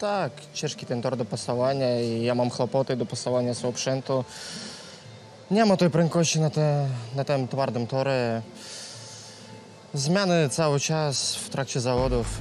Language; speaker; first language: Polish; non-native, learner; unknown